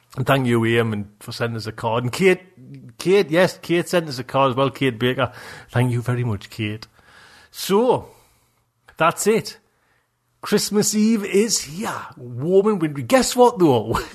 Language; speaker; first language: English; native; English